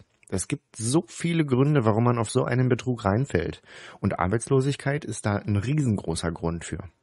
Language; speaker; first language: German; native; German